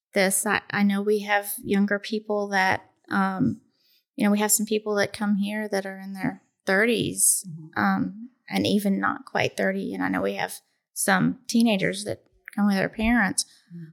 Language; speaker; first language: English; native; English